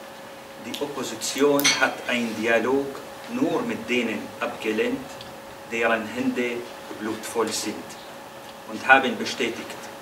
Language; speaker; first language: German; non-native, fluent; Arabic